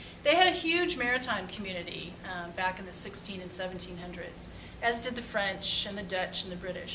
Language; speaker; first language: English; native; English